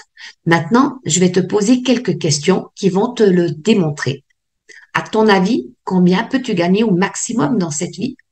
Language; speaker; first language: French; native; French